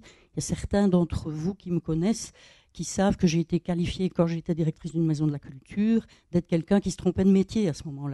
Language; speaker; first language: French; native; French